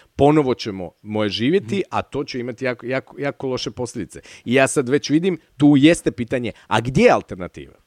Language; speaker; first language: Serbian; native; Serbian